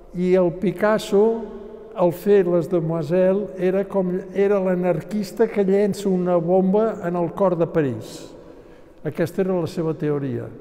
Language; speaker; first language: Catalan; native; Catalan